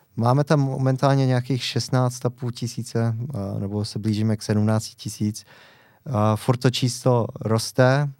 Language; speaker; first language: Czech; non-native, fluent; English